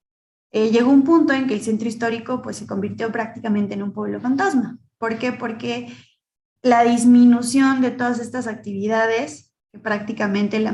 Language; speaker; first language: Spanish; native; Spanish